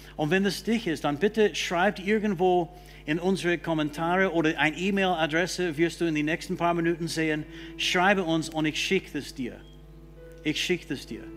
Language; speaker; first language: German; non-native, fluent; English